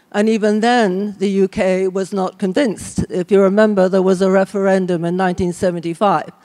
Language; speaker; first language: English; native; English